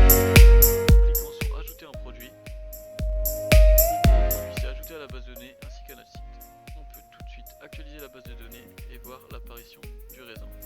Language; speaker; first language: French; native; French